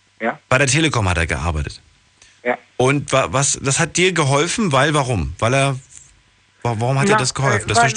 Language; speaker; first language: German; native; German